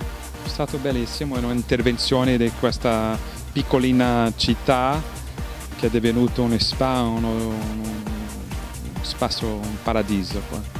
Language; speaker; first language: Italian; non-native, fluent; Portuguese